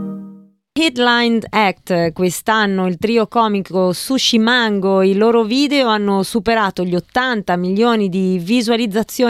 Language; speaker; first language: Italian; early bilingual, heritage; Italian